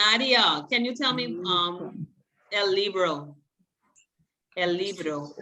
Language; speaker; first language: Spanish; non-native, fluent; English